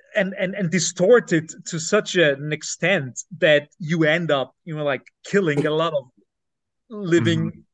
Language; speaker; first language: English; non-native, fluent; German